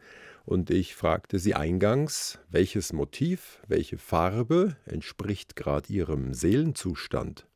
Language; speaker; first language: German; native; German